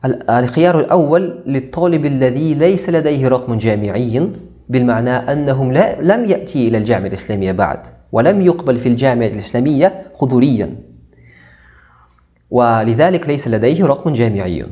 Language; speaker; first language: Arabic; non-native, fluent; Kazakh